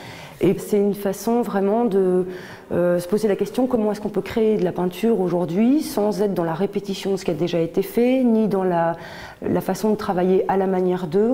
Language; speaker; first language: French; native; French